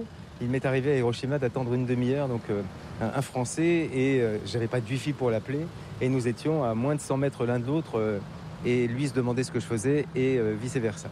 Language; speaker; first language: French; native; French